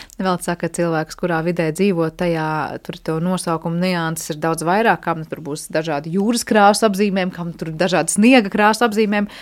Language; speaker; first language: Latvian; native; Latvian